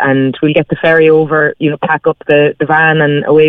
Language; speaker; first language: English; native; English